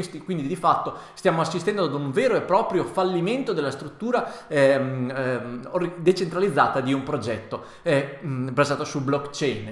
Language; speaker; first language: Italian; native; Italian